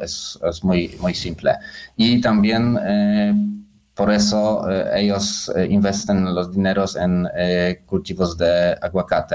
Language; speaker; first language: Spanish; non-native, learner; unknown